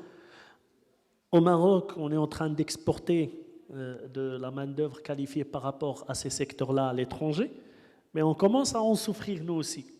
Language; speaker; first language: French; non-native, local second language; Arabic